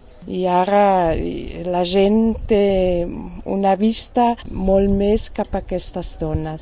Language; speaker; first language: Catalan; non-native, fluent; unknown